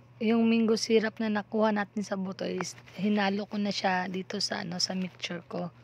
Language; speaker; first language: Filipino; non-native, local second language; Cebuano